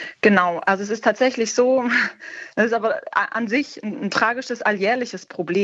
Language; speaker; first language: German; native; German